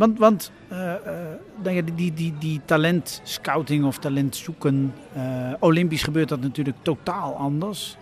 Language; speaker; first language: Dutch; native; Dutch